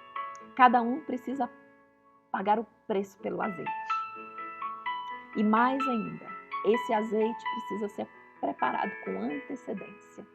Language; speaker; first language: Portuguese; native; Portuguese